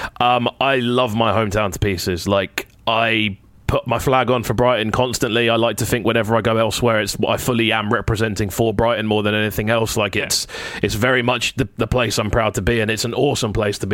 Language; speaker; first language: English; native; English